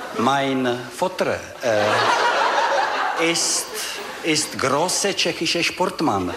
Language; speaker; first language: German; non-native, learner; Czech